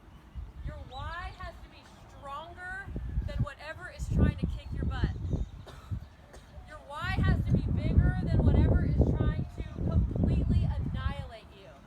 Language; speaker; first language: English; native; English